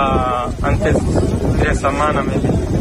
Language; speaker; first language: Spanish; non-native, learner; Arabic